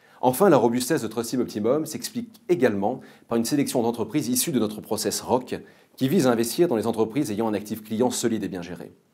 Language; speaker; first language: French; native; French